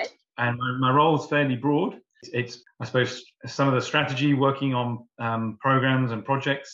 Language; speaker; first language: English; native; English